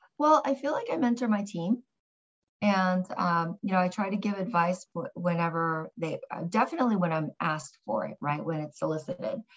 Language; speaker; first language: English; early bilingual, other home language; Korean